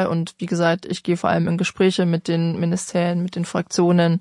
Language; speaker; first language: German; native; German